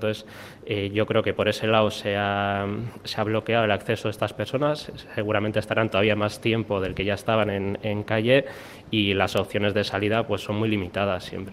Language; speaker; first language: Spanish; native; Spanish